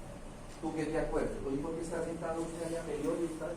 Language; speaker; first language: Spanish; native; Spanish